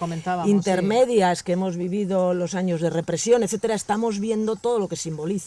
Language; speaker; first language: Spanish; native; Spanish